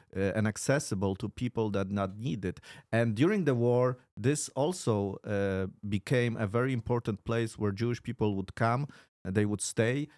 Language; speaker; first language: English; non-native, fluent; Polish